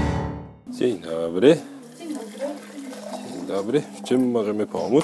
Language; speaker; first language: Polish; native; Polish